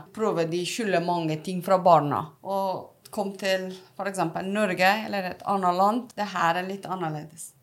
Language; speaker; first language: Norwegian; non-native, fluent; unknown